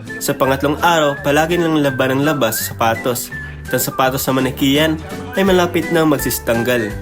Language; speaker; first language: Filipino; non-native, local second language; Cebuano